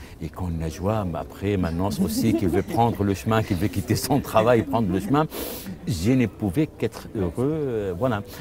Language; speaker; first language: French; non-native, local second language; Arabic